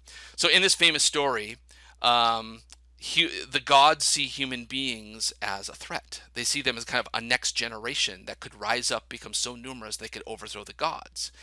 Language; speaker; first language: English; native; English